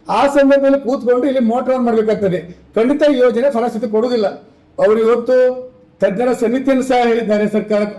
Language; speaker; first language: Kannada; native; Kannada